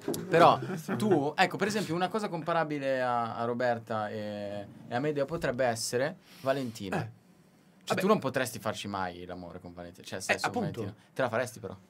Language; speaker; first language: Italian; native; Italian